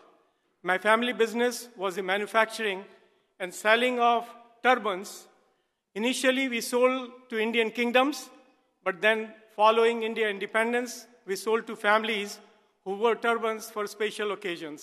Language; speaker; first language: English; non-native, local second language; Hindi